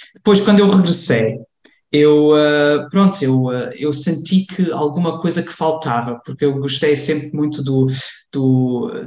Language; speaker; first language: Portuguese; early bilingual, heritage; German